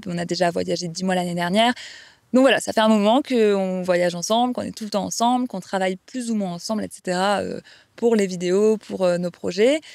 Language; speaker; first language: French; native; French